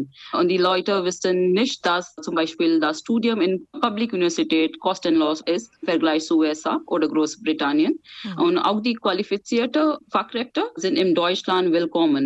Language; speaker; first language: German; non-native, fluent; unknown